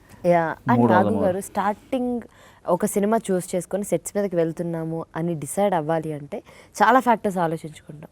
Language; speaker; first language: Telugu; native; Telugu